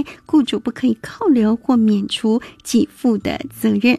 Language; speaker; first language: Chinese; native; Chinese